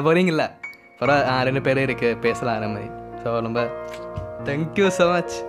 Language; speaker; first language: Tamil; non-native, learner; Thai